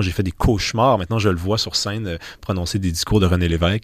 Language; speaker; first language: French; native; French